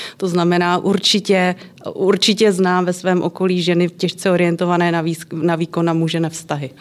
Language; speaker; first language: Czech; native; Czech